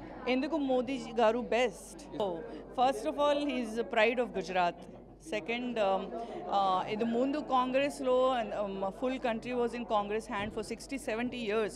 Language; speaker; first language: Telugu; non-native, learner; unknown